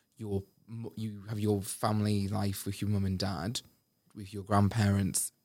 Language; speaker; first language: English; native; English